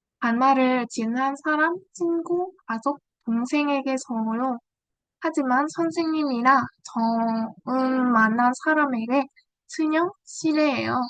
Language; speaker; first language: Korean; non-native, learner; Vietnamese